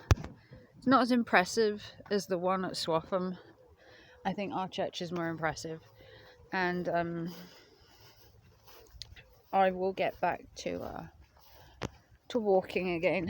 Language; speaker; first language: English; native; English